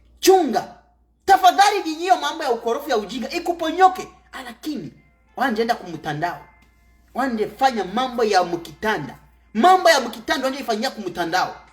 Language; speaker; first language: Swahili; non-native, local second language; Kinyarwanda